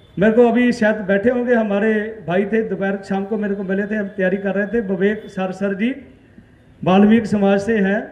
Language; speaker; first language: Hindi; non-native, local second language; Punjabi